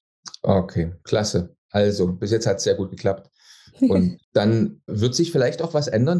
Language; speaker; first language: German; native; German